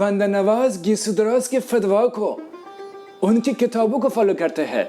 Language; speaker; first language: Urdu; non-native, fluent; Persian